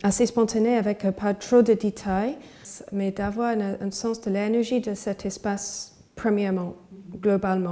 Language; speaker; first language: French; non-native, fluent; English